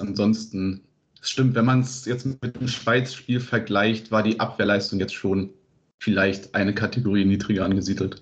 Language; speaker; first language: German; native; German